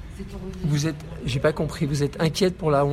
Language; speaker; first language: French; native; French